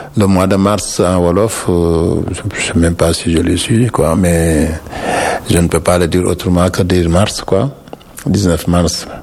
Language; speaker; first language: French; non-native, local second language; Wolof